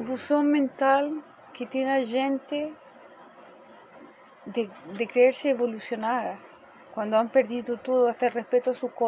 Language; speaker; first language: Portuguese; non-native, fluent; Spanish